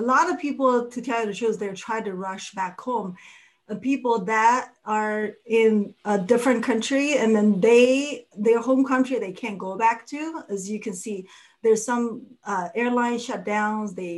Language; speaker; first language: English; non-native, fluent; Chinese